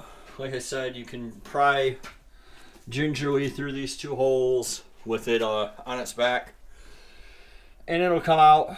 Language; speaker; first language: English; native; English